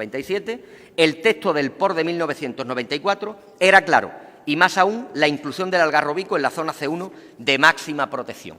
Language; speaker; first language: Spanish; native; Spanish